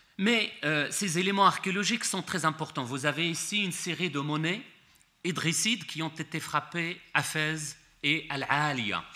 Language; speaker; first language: French; non-native, local second language; Arabic